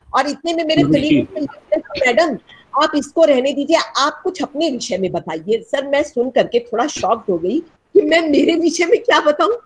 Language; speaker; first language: Hindi; native; Hindi